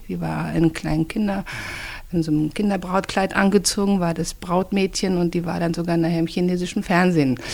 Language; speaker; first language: German; native; German